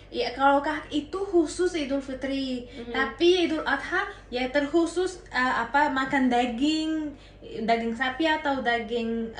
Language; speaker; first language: Indonesian; non-native, fluent; Arabic